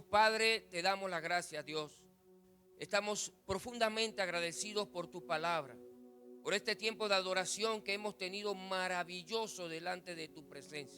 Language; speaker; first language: Spanish; native; Spanish